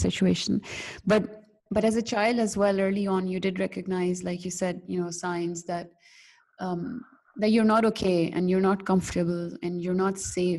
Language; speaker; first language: English; non-native, local second language; Urdu